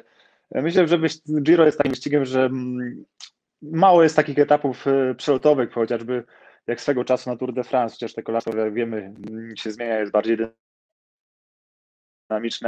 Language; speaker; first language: Polish; native; Polish